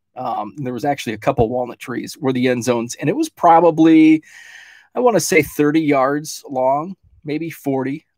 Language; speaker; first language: English; native; English